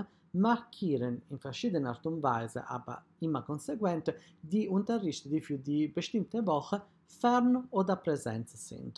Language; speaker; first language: German; non-native, fluent; Italian